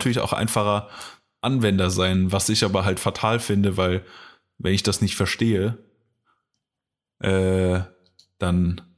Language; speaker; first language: German; native; German